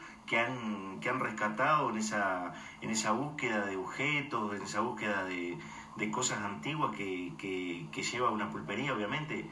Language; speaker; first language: Spanish; native; Spanish